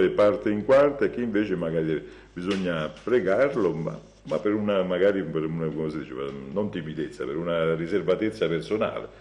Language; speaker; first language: Italian; native; Italian